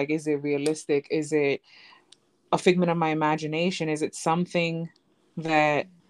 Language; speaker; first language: English; early bilingual, other home language; Spanish